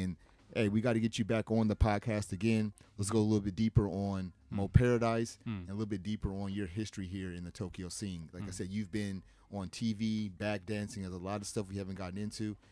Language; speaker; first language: English; native; English